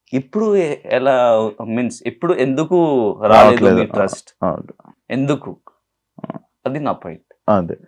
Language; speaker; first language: Telugu; non-native, learner; Hindi